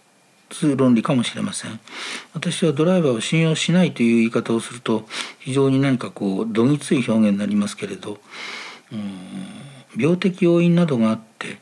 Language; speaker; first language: Japanese; native; Japanese